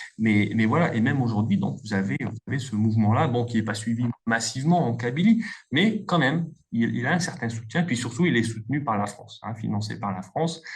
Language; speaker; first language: French; non-native, local second language; Kabyle